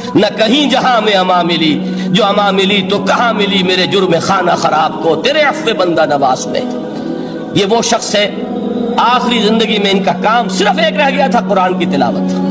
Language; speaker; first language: Urdu; native; Urdu